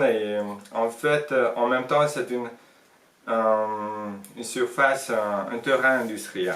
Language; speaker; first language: French; non-native, fluent; Hungarian